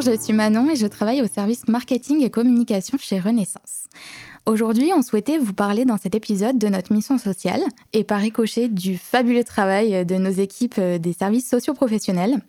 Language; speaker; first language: French; native; French